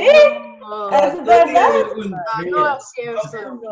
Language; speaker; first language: Spanish; non-native, learner; English